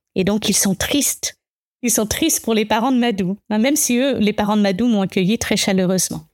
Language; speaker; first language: French; native; French